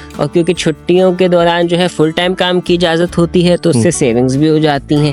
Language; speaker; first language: Urdu; native; Urdu